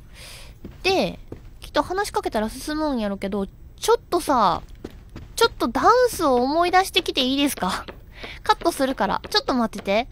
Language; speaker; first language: Japanese; native; Japanese